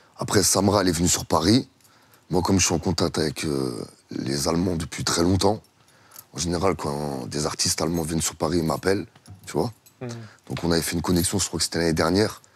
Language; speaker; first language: French; early bilingual, other home language; Russian